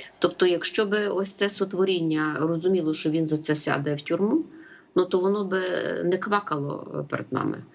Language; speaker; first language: Ukrainian; native; Ukrainian